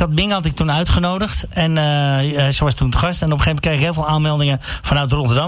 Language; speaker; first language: Dutch; native; Dutch